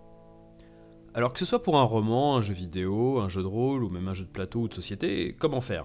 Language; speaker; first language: French; native; French